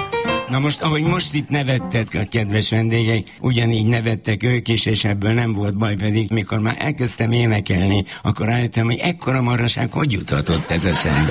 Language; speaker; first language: Hungarian; native; Hungarian